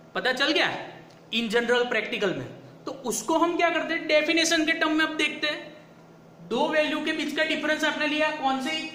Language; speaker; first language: Hindi; non-native, local second language; Gujarati